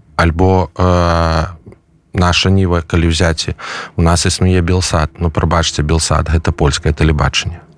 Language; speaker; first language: Belarusian; non-native, local second language; Russian